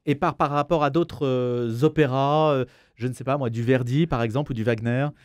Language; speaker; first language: French; native; French